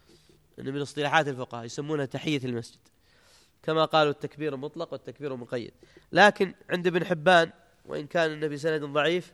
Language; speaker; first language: Arabic; native; Arabic